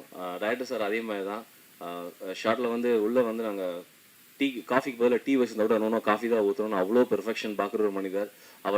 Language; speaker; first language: Tamil; native; Tamil